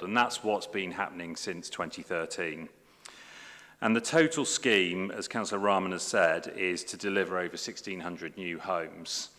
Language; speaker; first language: English; native; English